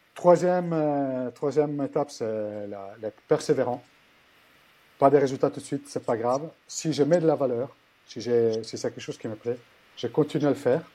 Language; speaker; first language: French; non-native, fluent; Italian